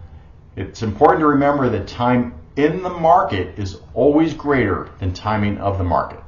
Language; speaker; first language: English; native; English